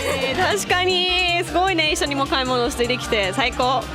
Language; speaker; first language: Japanese; non-native, fluent; English